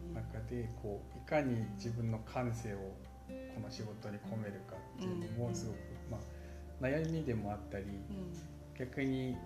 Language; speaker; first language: Japanese; non-native, fluent; Korean